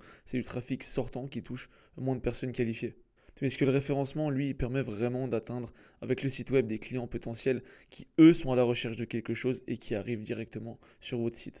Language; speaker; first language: French; native; French